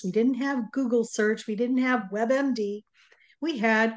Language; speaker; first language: English; native; English